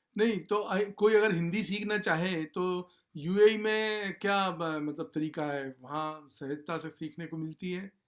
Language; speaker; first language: Hindi; native; Hindi